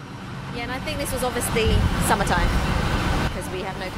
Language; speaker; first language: English; native; English